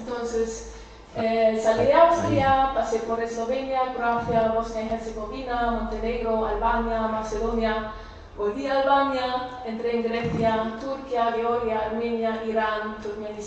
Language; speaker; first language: Spanish; non-native, fluent; German